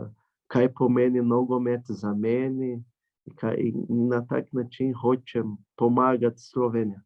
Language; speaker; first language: Slovenian; non-native, learner; Portuguese